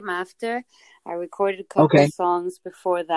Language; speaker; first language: English; non-native, fluent; Spanish